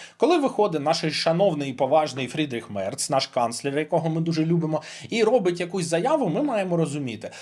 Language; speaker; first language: Ukrainian; non-native, local second language; Russian